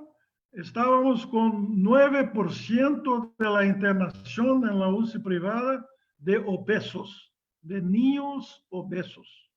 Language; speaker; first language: Spanish; non-native, learner; Portuguese